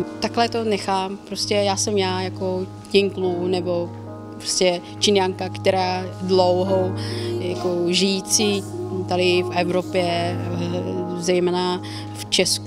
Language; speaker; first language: Czech; non-native, fluent; Chinese